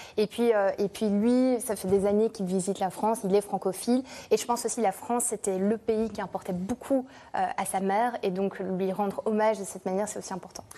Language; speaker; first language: French; non-native, fluent; English